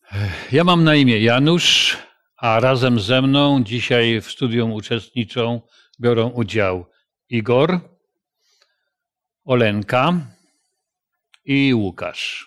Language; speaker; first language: Polish; native; Polish